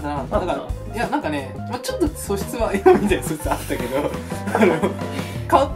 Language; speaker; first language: Japanese; native; Japanese